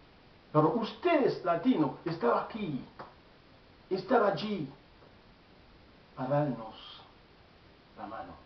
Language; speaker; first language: Spanish; non-native, learner; Haitian Creole